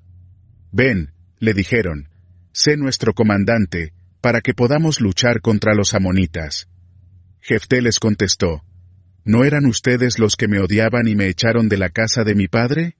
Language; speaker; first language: Spanish; native; Spanish